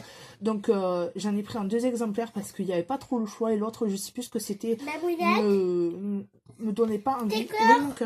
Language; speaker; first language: French; native; French